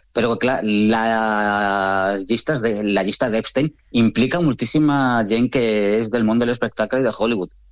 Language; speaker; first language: Catalan; non-native, local second language; Spanish